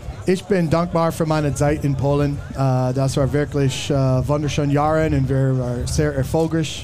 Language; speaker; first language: German; non-native, learner; English